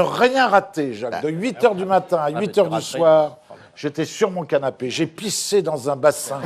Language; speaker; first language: French; native; French